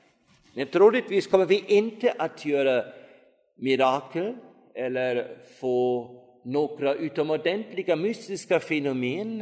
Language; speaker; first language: Swedish; non-native, fluent; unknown